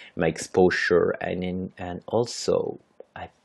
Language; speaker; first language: English; non-native, fluent; Spanish